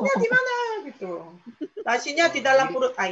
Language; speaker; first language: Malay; non-native, fluent; Korean